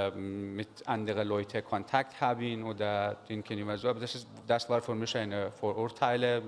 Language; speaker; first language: German; non-native, learner; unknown